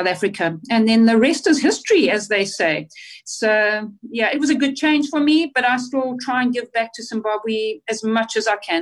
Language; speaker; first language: English; native; English